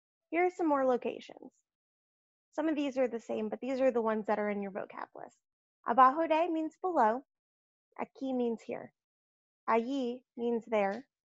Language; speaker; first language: English; native; English